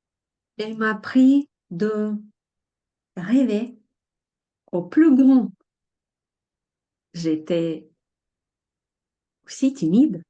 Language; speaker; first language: French; non-native, fluent; Russian